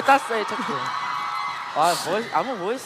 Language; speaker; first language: Korean; non-native, fluent; Chinese